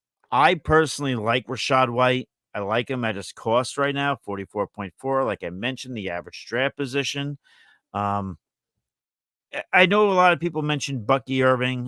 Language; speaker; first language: English; native; English